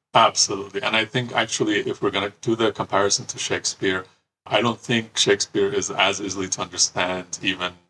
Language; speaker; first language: English; early bilingual, other home language; Persian